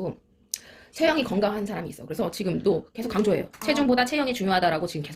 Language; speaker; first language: Korean; native; Korean